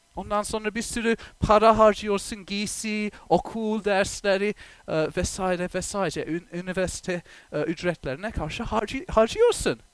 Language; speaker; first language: Turkish; non-native, fluent; English